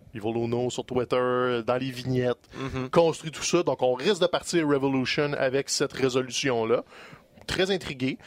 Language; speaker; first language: French; native; French